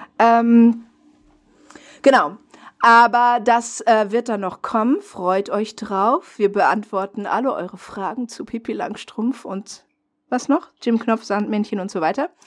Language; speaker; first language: German; non-native, fluent; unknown